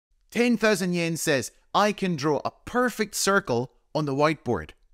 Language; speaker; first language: English; native; English